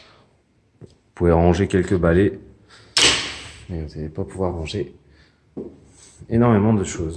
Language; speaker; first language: French; native; French